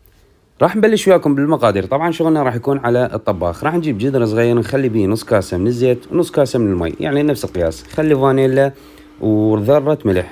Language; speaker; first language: Arabic; native; Arabic